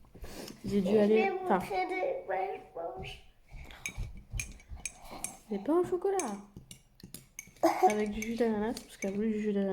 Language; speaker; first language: French; native; French